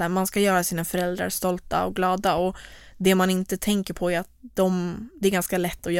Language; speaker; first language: Swedish; native; Swedish